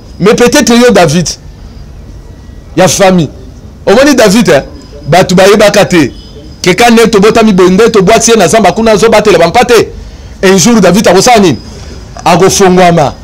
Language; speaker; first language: Lingala; non-native, local second language; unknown